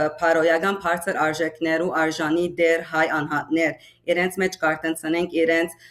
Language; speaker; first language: Armenian; early bilingual, heritage; Armenian